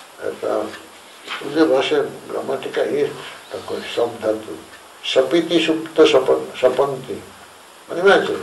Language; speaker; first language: Russian; non-native, learner; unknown